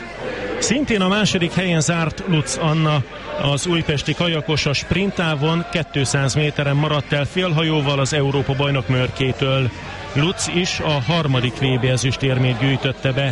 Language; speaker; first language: Hungarian; native; Hungarian